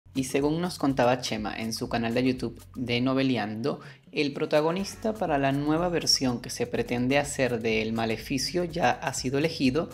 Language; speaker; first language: Spanish; native; Spanish